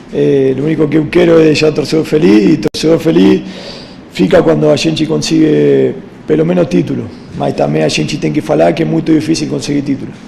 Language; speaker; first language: Portuguese; non-native, fluent; Spanish